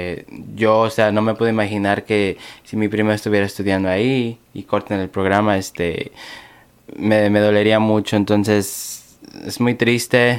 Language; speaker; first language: Spanish; early bilingual, other home language; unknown